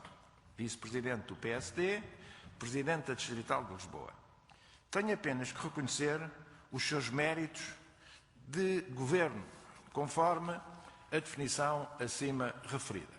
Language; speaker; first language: Portuguese; native; Portuguese